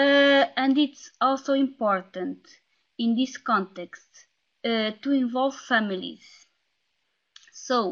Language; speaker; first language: English; non-native, learner; Portuguese